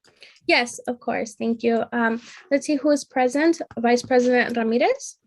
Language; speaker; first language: English; native; English